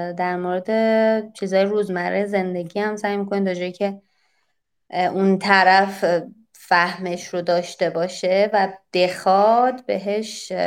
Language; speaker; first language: Persian; native; Persian